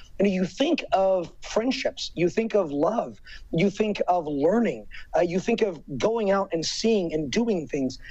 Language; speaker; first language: English; native; English